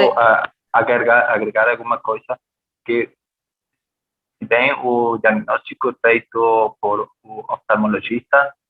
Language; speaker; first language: Portuguese; non-native, fluent; Spanish